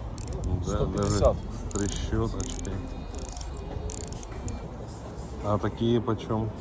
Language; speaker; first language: Russian; native; Russian